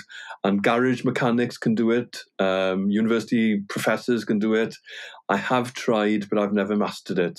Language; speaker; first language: English; non-native, local second language; Welsh